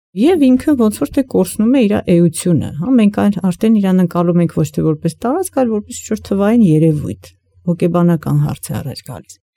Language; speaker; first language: Armenian; native; Armenian